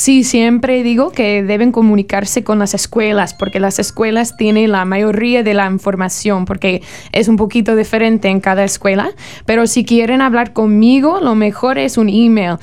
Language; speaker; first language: Spanish; non-native, learner; English